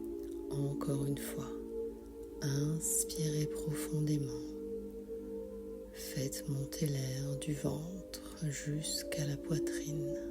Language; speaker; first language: French; native; French